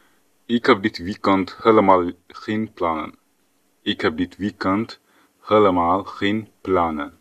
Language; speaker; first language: Dutch; non-native, fluent; Tigrinya